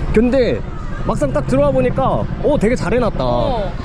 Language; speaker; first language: Korean; native; Korean